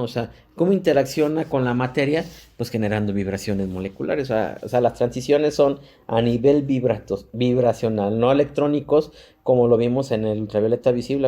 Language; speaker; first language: Spanish; native; Spanish